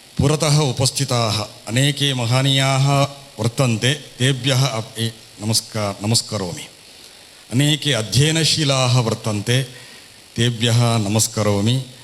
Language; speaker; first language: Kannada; non-native, local second language; Tulu